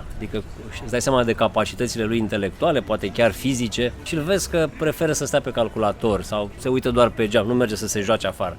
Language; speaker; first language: Romanian; native; Romanian